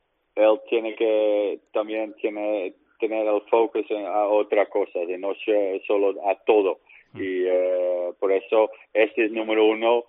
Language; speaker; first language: Spanish; non-native, learner; Dutch